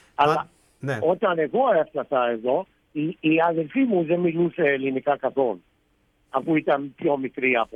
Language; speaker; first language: Greek; early bilingual, heritage; Greek